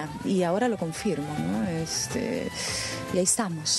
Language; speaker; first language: Spanish; native; Spanish